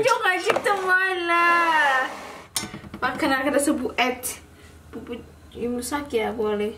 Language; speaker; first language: Turkish; non-native, learner; Indonesian